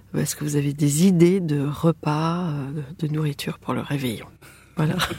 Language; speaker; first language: French; native; French